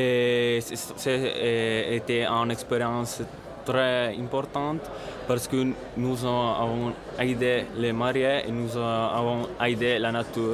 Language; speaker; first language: French; non-native, learner; Italian